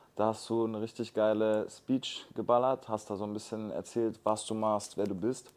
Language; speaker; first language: German; native; German